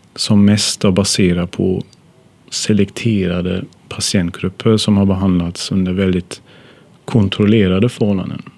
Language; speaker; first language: Swedish; non-native, fluent; German